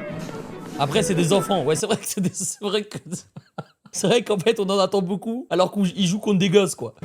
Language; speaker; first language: French; native; French